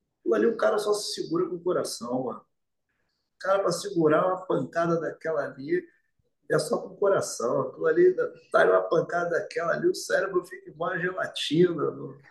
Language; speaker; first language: Portuguese; native; Portuguese